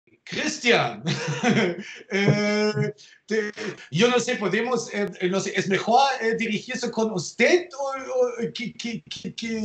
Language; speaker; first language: Spanish; non-native, fluent; German